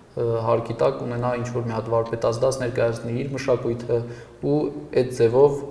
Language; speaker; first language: Armenian; native; Armenian